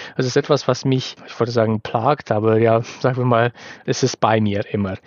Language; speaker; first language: German; non-native, fluent; Romanian